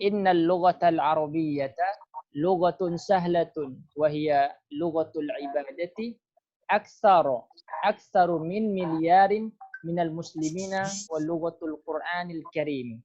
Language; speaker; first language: Arabic; non-native, fluent; Indonesian